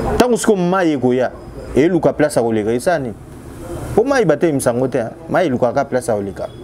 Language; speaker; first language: French; non-native, local second language; Lingala